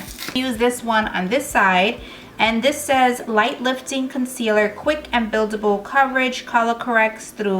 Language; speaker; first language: English; native; English